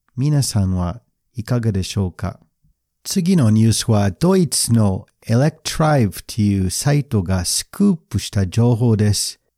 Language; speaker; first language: Japanese; non-native, fluent; English